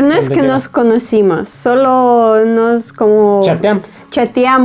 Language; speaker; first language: Spanish; non-native, fluent; Ukrainian